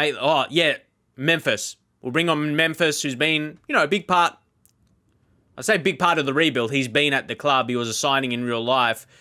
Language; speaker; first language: English; native; English